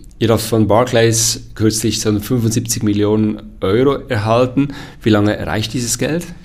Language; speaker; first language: German; native; German